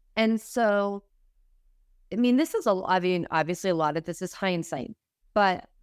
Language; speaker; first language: English; native; English